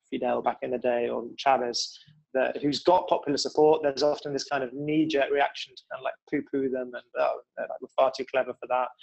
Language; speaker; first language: English; native; English